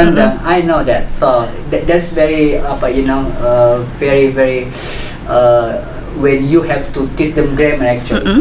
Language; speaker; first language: English; non-native, learner; Indonesian